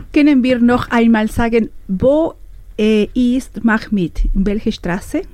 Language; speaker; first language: German; non-native, learner; Spanish